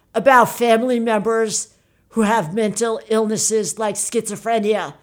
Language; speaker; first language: English; early bilingual, other home language; Italian